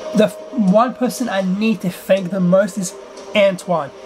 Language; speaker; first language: English; native; English